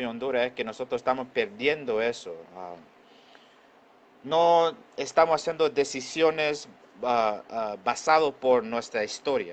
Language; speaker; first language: Spanish; non-native, local second language; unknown